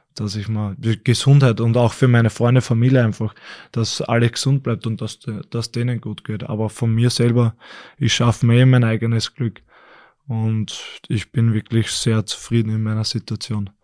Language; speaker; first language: German; native; German